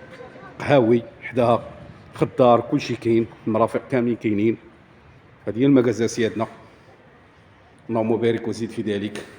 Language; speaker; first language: Arabic; native; Arabic